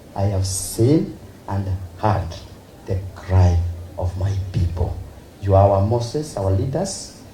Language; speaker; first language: English; non-native, local second language; Swahili